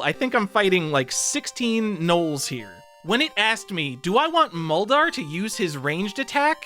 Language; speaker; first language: English; native; English